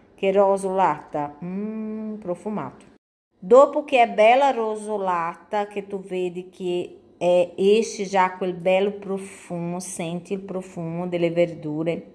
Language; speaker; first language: Italian; non-native, fluent; Portuguese